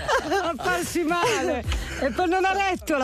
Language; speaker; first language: Italian; native; Italian